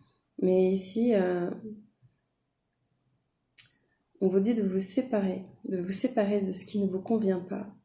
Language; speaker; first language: French; native; French